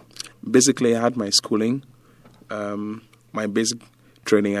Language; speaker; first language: English; non-native, local second language; Ga